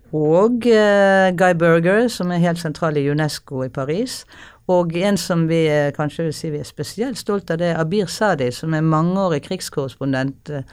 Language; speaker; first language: Norwegian; native; Norwegian